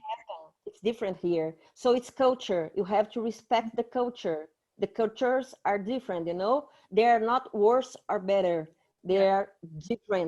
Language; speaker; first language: English; non-native, fluent; Portuguese